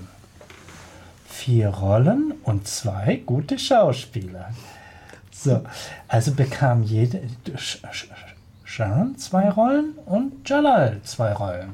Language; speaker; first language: German; native; German